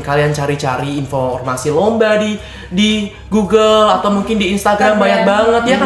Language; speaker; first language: Indonesian; native; Indonesian